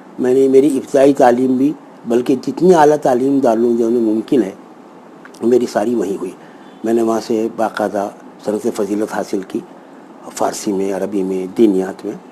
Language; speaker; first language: Urdu; native; Urdu